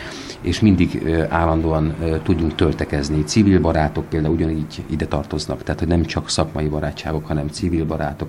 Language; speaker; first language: Hungarian; native; Hungarian